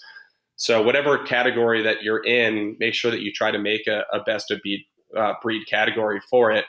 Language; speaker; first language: English; native; English